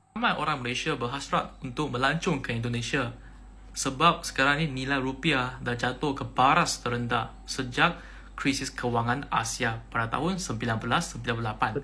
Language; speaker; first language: Malay; native; Malay